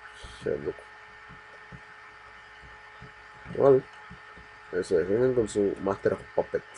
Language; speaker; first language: Spanish; native; Spanish